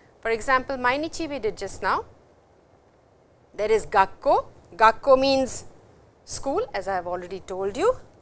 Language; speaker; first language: English; non-native, local second language; Hindi